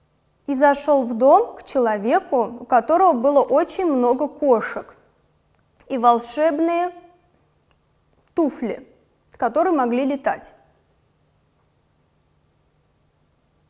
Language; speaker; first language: Russian; non-native, local second language; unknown